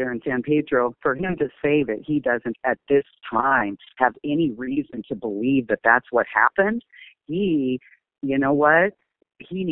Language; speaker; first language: English; native; English